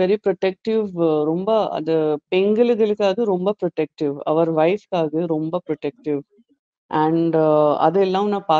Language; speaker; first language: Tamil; non-native, fluent; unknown